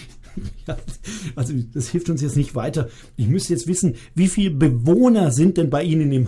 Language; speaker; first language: German; native; German